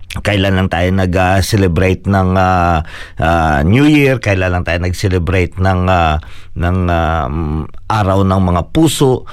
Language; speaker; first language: Filipino; non-native, local second language; Cebuano